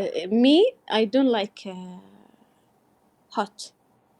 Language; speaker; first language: English; non-native, learner; Arabic